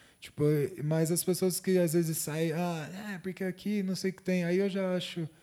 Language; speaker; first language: Portuguese; native; Portuguese